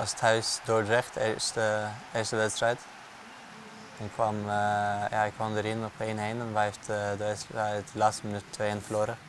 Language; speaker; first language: Dutch; non-native, fluent; Norwegian